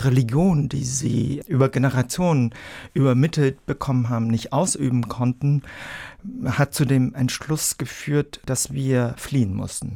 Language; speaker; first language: German; early bilingual, other home language; Vietnamese